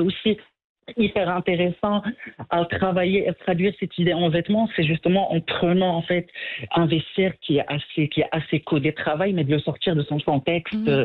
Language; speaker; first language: French; non-native, local second language; Arabic